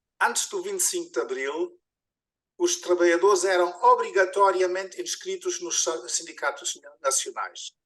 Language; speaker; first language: Portuguese; non-native, fluent; German